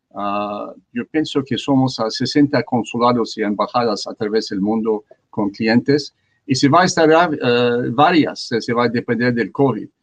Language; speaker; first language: Spanish; non-native, learner; French